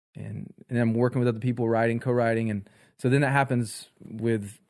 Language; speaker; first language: English; native; English